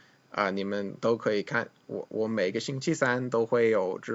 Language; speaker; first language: Chinese; non-native, fluent; English